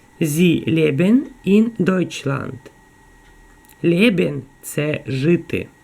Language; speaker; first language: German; non-native, fluent; Ukrainian